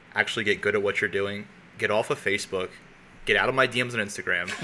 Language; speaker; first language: English; native; English